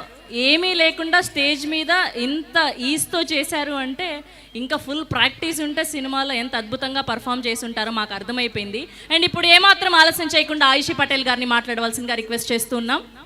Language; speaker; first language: Telugu; native; Telugu